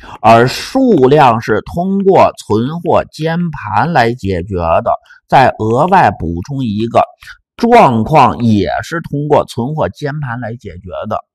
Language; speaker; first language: Chinese; native; Chinese